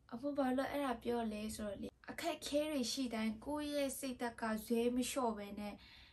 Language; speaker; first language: Burmese; non-native, local second language; Kachin